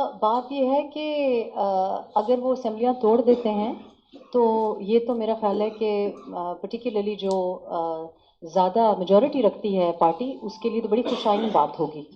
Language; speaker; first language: Urdu; non-native, local second language; Pashto